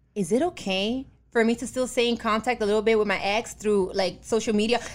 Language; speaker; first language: English; early bilingual, other home language; Spanish